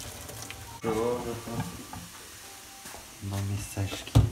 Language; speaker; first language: Polish; non-native, fluent; Ukrainian